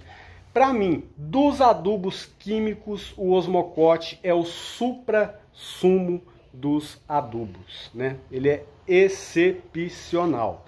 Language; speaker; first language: Portuguese; native; Portuguese